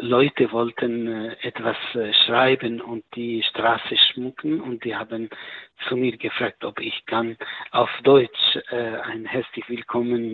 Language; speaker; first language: German; non-native, learner; Arabic